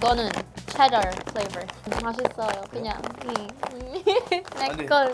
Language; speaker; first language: Korean; non-native, learner; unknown